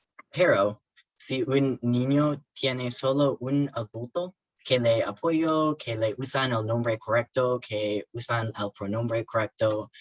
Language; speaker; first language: Spanish; non-native, learner; English